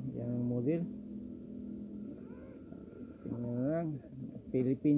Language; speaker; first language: Filipino; non-native, local second language; Cebuano